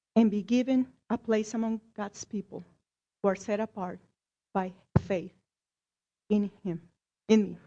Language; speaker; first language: English; non-native, fluent; Spanish